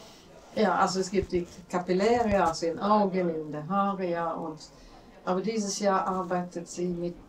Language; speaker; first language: German; non-native, fluent; Latvian